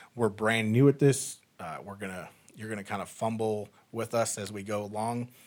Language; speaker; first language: English; native; English